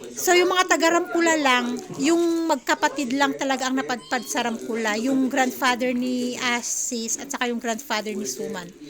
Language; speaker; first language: Filipino; native; Filipino